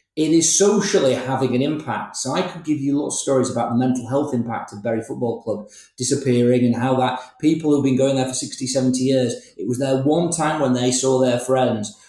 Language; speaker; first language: English; native; English